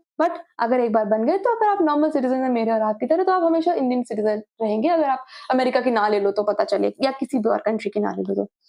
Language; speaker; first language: Hindi; native; Hindi